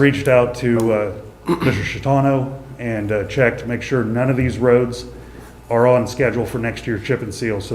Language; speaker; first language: English; native; English